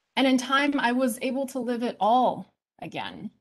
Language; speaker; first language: English; early bilingual, other home language; Chinese